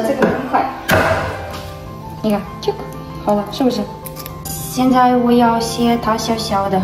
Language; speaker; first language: Chinese; non-native, learner; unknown